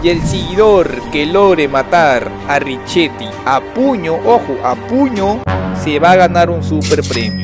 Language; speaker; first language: Spanish; native; Spanish